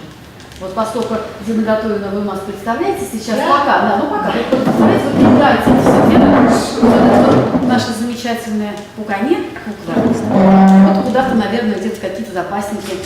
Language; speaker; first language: Russian; native; Russian